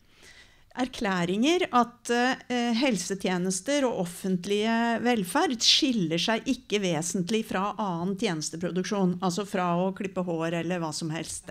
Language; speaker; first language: Norwegian; native; Norwegian